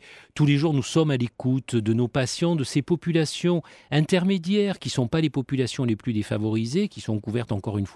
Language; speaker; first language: French; native; French